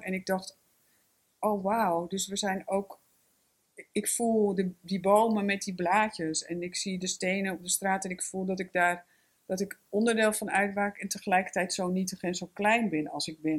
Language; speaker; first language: Dutch; native; Dutch